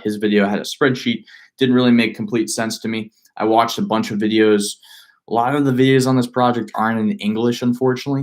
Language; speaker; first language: English; native; English